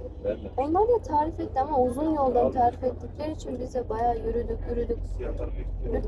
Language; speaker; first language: Turkish; non-native, fluent; Kyrgyz